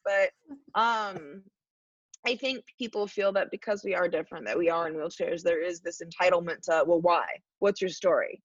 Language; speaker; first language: English; native; English